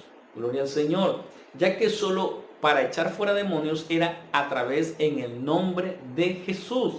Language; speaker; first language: Spanish; native; Spanish